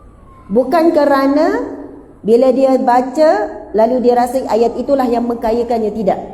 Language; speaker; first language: Malay; native; Malay